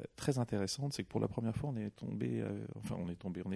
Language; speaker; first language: French; native; French